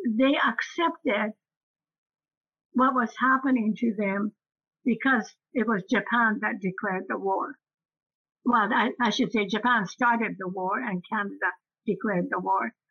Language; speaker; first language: English; native; English